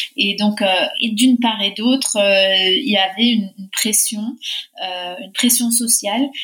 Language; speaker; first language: French; early bilingual, heritage; Spanish